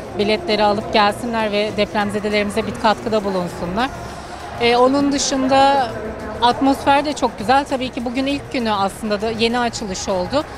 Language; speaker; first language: Turkish; native; Turkish